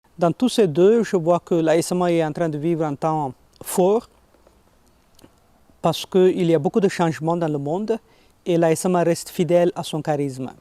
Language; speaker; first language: French; non-native, fluent; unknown